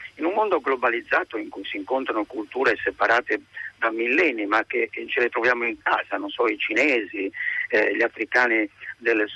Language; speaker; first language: Italian; native; Italian